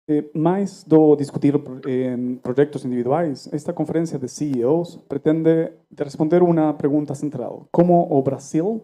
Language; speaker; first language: Portuguese; non-native, fluent; Spanish